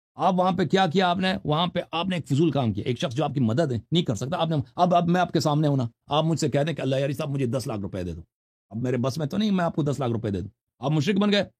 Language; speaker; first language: Urdu; non-native, local second language; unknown